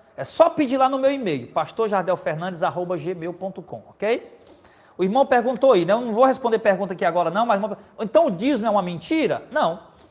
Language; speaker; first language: Portuguese; native; Portuguese